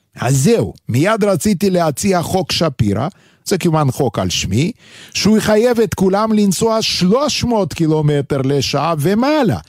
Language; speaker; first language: Hebrew; non-native, fluent; Yiddish